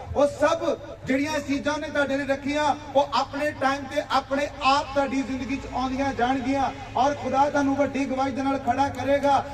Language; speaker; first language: Hindi; non-native, local second language; Punjabi